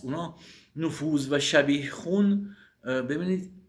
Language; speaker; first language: Persian; native; Persian